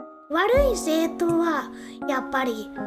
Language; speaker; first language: Japanese; non-native, learner; English